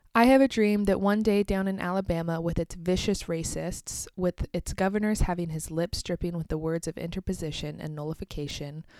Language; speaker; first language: English; native; English